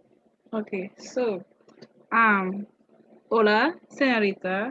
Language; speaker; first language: Spanish; non-native, learner; English